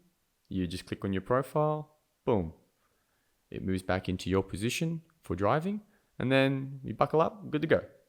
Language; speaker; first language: English; native; English